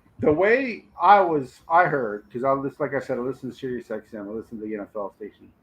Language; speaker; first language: English; native; English